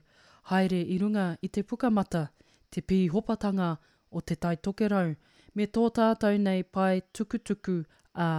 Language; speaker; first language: Māori; non-native, local second language; English